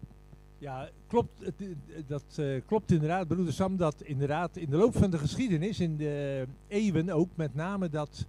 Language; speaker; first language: Dutch; native; Dutch